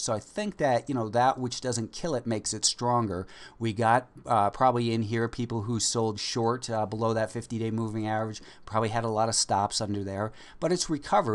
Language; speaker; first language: English; native; English